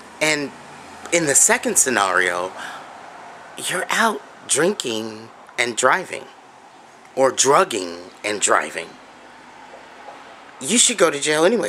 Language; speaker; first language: English; native; English